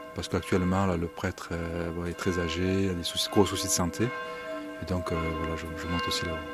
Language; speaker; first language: French; native; French